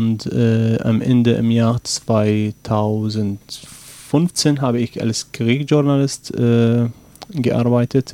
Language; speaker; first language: German; non-native, learner; Arabic